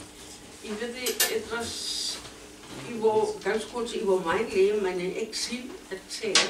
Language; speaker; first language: German; non-native, learner; Spanish